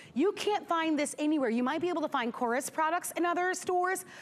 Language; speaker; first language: English; native; English